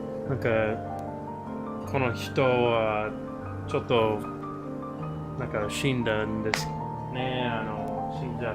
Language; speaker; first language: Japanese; non-native, learner; English